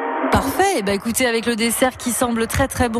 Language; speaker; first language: French; native; French